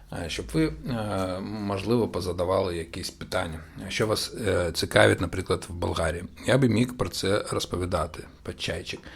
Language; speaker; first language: Ukrainian; non-native, local second language; Russian